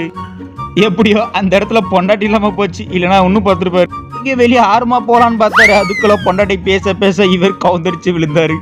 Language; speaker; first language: Tamil; native; Tamil